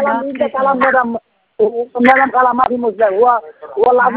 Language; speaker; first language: Arabic; non-native, learner; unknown